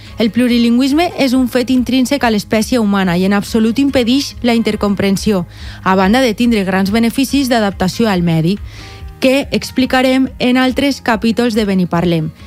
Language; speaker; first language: Catalan; native; Catalan